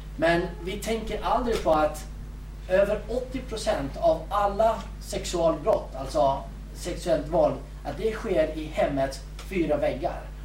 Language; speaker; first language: Swedish; early bilingual, other home language; Kurdish